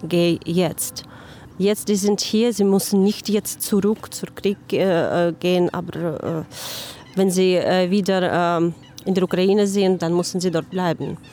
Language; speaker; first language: German; non-native, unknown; Ukrainian